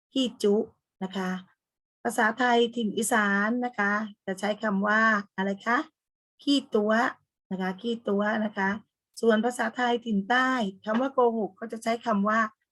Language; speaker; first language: Thai; native; Thai